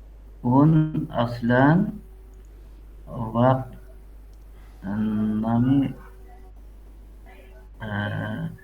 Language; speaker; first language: Persian; non-native, learner; Urdu